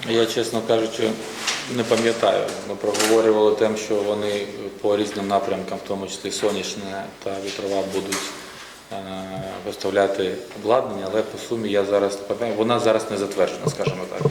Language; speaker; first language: Ukrainian; native; Ukrainian